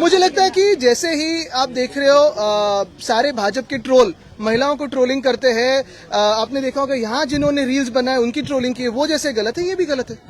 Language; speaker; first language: Hindi; non-native, local second language; Marathi